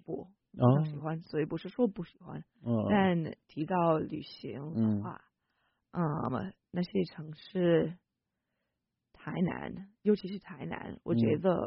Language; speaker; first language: Chinese; non-native, fluent; English